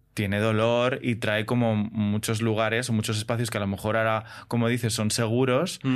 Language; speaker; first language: Spanish; native; Spanish